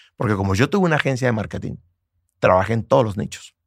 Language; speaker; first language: Spanish; native; Spanish